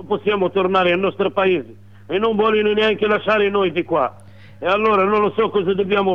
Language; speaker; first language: Italian; non-native, learner; Arabic